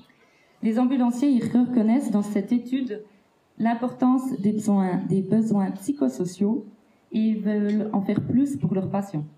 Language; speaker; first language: French; native; French